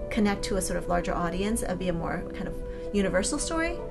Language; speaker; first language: English; native; English